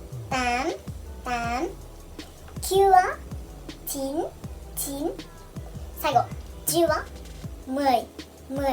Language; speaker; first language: Japanese; non-native, fluent; Vietnamese